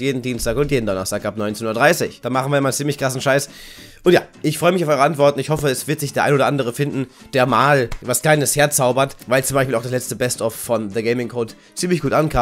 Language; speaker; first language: German; native; German